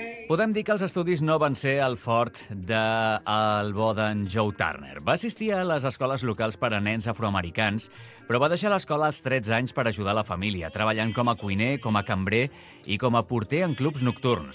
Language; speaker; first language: Catalan; native; Catalan